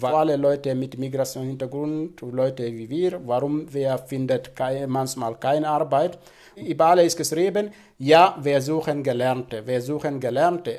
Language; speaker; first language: German; non-native, fluent; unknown